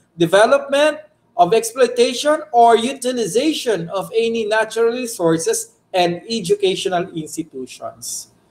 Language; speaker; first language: English; non-native, local second language; Filipino